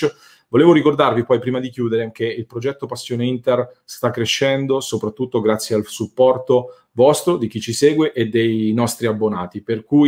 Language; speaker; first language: Italian; native; Italian